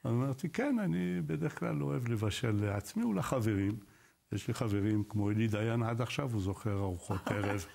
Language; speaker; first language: Hebrew; non-native, fluent; Arabic